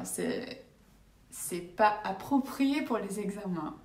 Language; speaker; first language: French; non-native, fluent; English